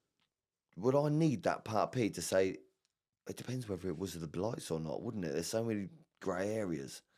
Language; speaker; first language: English; native; English